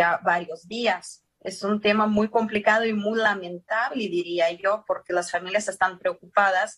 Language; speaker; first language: Spanish; early bilingual, heritage; Russian